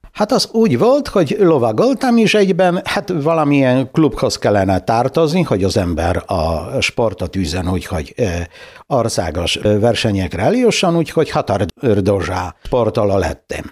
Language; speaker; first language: Hungarian; non-native, fluent; Polish